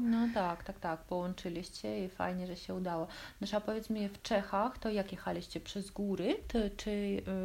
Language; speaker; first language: Polish; non-native, fluent; Russian